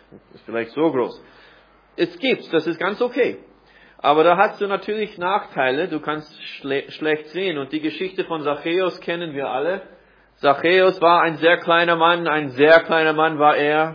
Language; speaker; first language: German; non-native, fluent; English